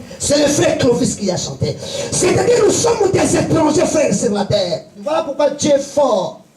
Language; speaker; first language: French; non-native, local second language; Lingala